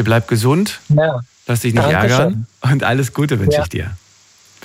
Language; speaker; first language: German; native; German